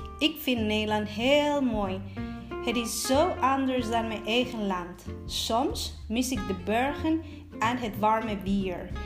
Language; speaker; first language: Dutch; non-native, fluent; Spanish